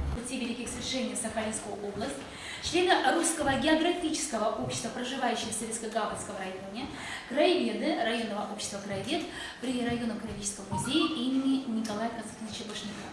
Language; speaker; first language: Russian; native; Russian